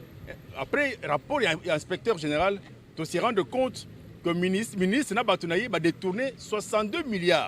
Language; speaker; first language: French; non-native, local second language; Lingala